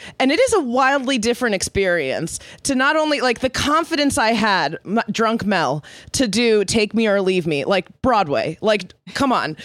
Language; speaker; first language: English; native; English